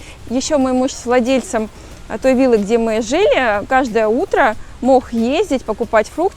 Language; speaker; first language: Russian; native; Russian